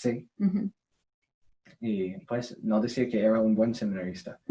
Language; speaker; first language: Spanish; non-native, learner; English